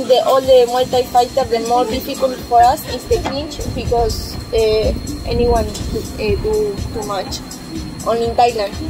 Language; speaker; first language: English; non-native, learner; Spanish